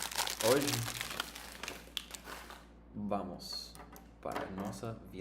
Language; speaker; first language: Portuguese; non-native, learner; English